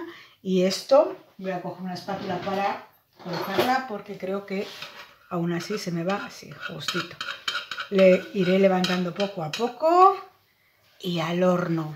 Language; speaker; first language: Spanish; native; Spanish